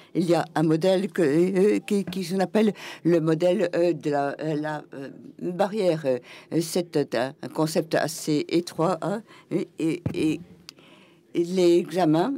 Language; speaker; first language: French; non-native, fluent; German